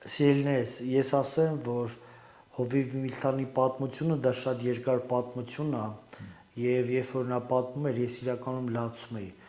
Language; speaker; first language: Armenian; native; Armenian